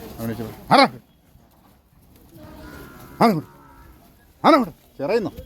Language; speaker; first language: Malayalam; native; Malayalam